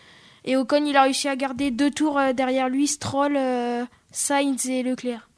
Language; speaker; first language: French; native; French